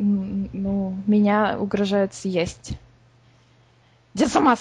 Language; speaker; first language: Russian; native; Russian